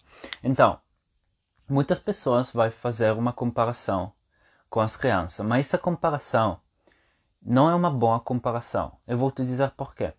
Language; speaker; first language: Portuguese; non-native, fluent; Italian